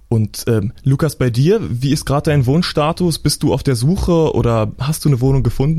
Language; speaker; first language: German; native; German